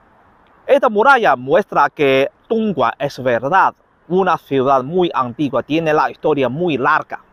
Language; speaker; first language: Spanish; non-native, learner; Chinese